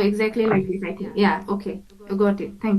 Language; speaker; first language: English; non-native, fluent; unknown